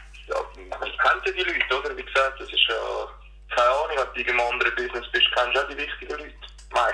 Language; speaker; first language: German; native; German